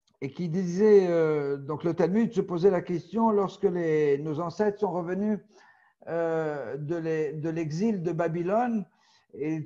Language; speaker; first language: French; native; French